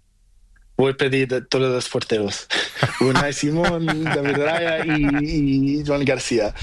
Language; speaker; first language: Spanish; non-native, learner; Portuguese